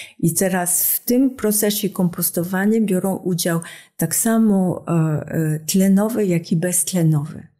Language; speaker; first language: Polish; non-native, fluent; French